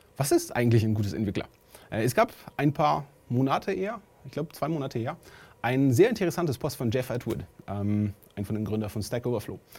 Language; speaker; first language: German; non-native, fluent; French